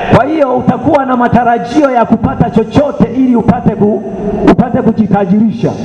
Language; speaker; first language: Swahili; native; Swahili